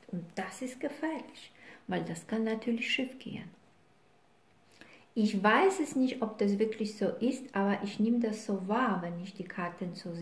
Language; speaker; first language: German; non-native, fluent; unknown